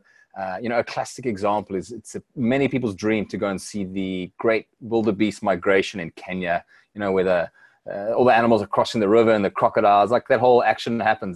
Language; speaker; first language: English; native; English